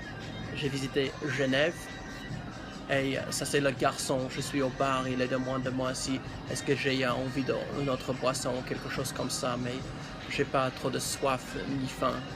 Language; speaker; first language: French; non-native, learner; English